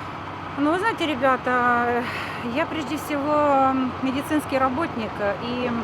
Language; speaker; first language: Russian; native; Russian